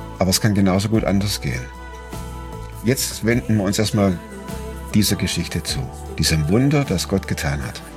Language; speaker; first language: German; native; German